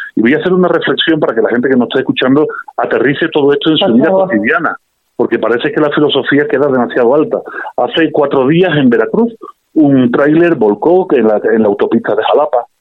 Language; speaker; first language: Spanish; native; Spanish